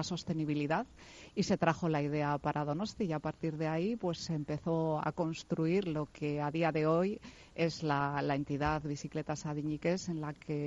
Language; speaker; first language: Spanish; native; Spanish